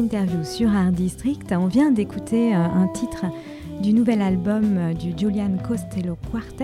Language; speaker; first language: French; native; French